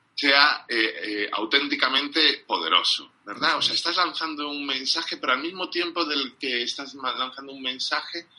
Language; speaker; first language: Spanish; non-native, fluent; English